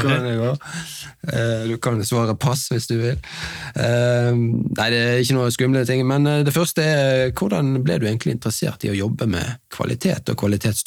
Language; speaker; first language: Norwegian; native; Norwegian